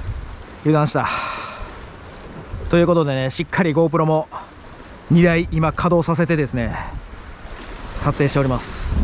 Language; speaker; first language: Japanese; native; Japanese